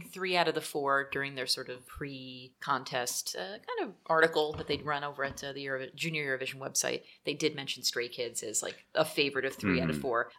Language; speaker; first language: English; native; English